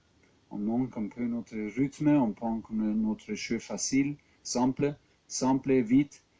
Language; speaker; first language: French; non-native, fluent; German